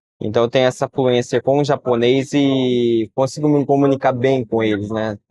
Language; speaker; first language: Portuguese; early bilingual, heritage; Portuguese